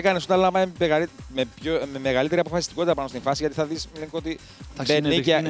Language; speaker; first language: Greek; native; Greek